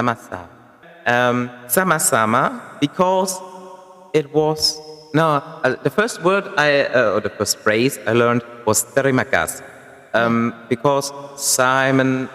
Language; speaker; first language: English; non-native, fluent; German